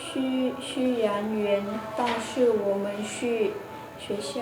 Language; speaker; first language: Chinese; non-native, learner; Lao